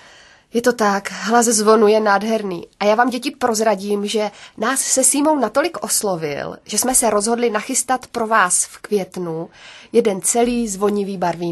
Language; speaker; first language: Czech; native; Czech